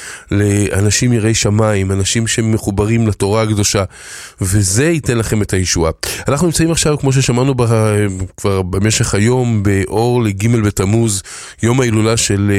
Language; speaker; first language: Hebrew; native; Hebrew